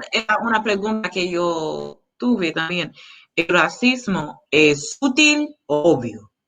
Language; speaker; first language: Spanish; non-native, learner; English